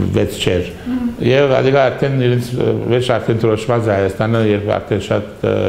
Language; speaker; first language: Armenian; early bilingual, heritage; Armenian